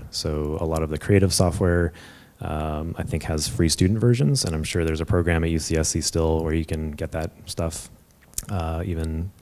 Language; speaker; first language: English; native; English